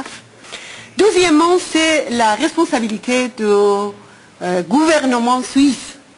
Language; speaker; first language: French; non-native, fluent; Persian